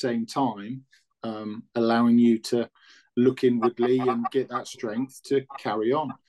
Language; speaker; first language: English; native; English